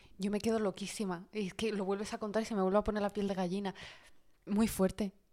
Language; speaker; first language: Spanish; early bilingual, other home language; Arabic